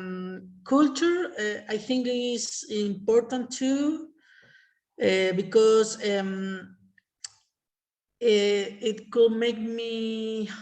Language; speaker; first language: English; non-native, learner; Spanish